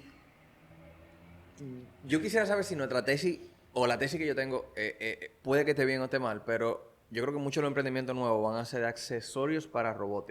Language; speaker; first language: Spanish; native; Spanish